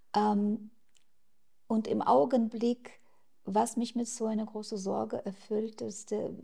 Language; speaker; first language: German; non-native, fluent; Russian